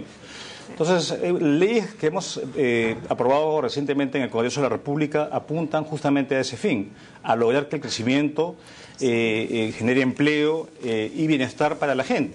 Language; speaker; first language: Spanish; native; Spanish